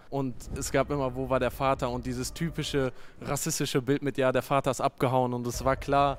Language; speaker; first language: German; native; German